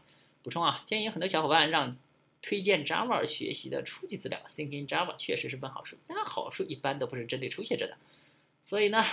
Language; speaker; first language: Chinese; native; Chinese